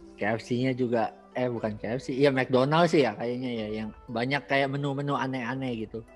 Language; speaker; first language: Indonesian; native; Indonesian